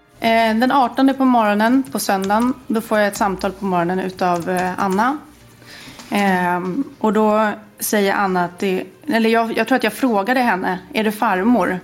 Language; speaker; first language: Swedish; native; Swedish